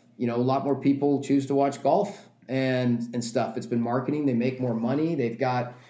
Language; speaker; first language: English; native; English